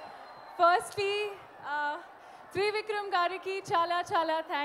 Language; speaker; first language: Telugu; non-native, learner; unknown